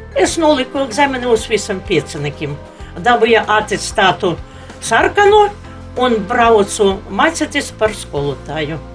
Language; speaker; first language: Latvian; non-native, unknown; Ukrainian